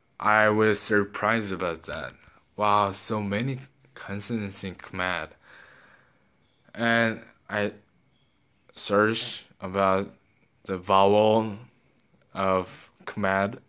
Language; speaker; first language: English; non-native, learner; Korean